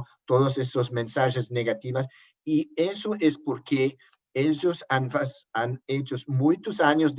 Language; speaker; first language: Portuguese; non-native, learner; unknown